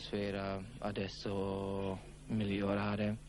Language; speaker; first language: Italian; non-native, learner; Hungarian